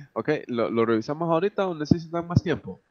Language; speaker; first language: Spanish; native; Spanish